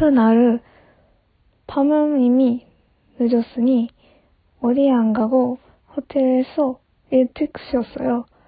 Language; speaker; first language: Korean; non-native, learner; Japanese